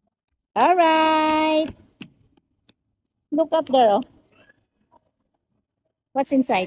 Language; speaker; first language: English; non-native, local second language; Filipino